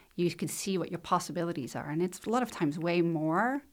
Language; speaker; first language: English; non-native, fluent; Dutch